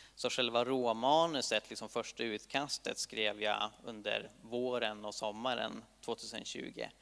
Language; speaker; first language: Swedish; native; Swedish